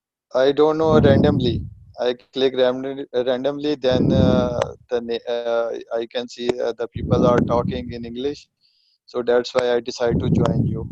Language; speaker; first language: English; non-native, learner; Punjabi